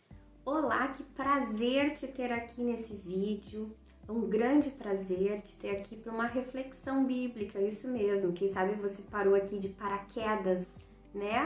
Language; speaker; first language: Portuguese; native; Portuguese